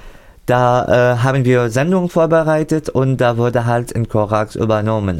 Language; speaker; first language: German; non-native, fluent; Arabic